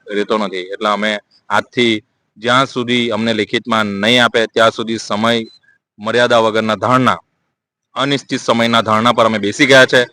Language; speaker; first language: Gujarati; non-native, local second language; Gamit